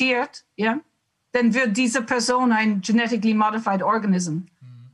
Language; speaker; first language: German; non-native, learner; English